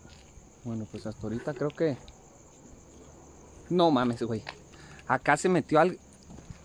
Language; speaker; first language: Spanish; native; Spanish